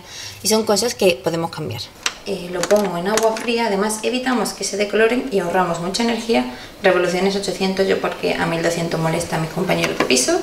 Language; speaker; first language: Spanish; native; Spanish